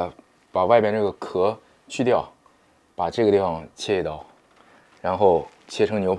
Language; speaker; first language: Chinese; native; Chinese